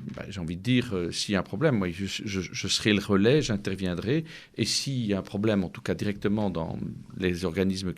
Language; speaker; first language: French; native; French